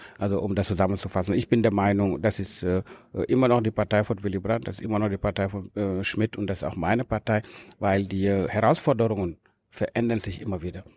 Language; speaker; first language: German; non-native, fluent; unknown